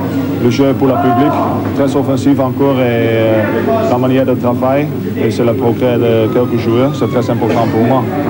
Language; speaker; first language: French; non-native, learner; Dutch